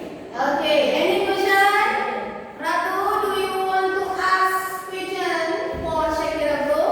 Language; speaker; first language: English; non-native, fluent; Indonesian